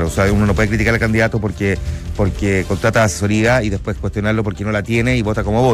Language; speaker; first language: Spanish; native; Spanish